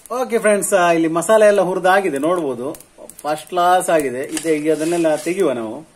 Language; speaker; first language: Kannada; non-native, local second language; Tulu